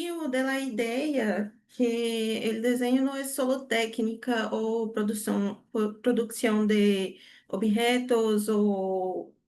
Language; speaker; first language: Spanish; non-native, learner; Portuguese